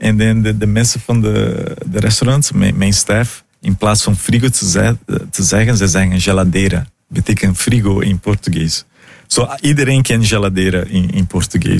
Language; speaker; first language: Dutch; non-native, fluent; Portuguese